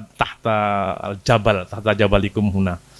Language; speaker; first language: Arabic; non-native, fluent; Indonesian